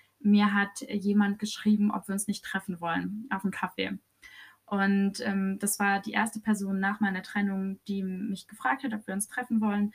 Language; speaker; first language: German; early bilingual, other home language; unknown